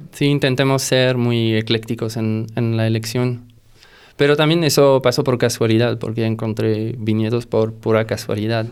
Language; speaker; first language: Spanish; non-native, fluent; French